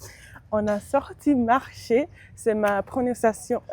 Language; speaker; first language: French; non-native, fluent; English